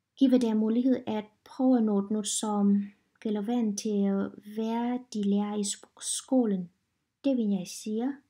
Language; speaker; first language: Danish; non-native, learner; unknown